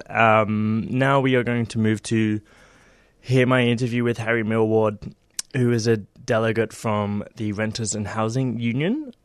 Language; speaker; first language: English; native; English